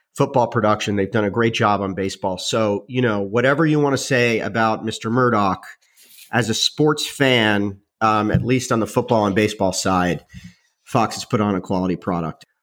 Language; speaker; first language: English; native; English